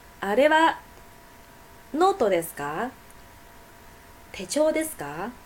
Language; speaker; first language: Japanese; non-native, fluent; Chinese